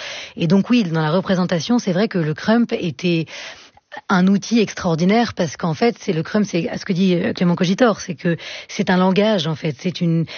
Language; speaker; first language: French; native; French